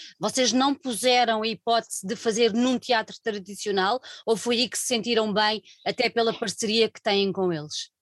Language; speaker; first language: Portuguese; native; Portuguese